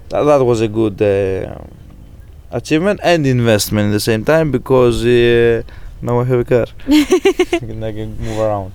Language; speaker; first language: English; non-native, fluent; Greek